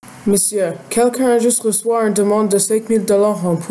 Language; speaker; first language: French; non-native, learner; English